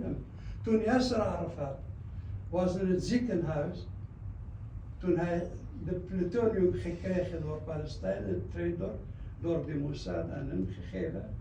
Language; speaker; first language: Dutch; non-native, fluent; Arabic